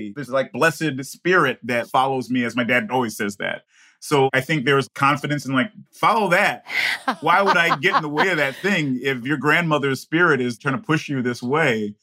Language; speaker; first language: English; native; English